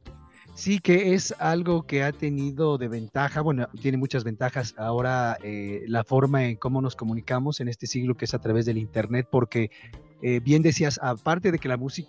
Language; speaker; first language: Spanish; native; Spanish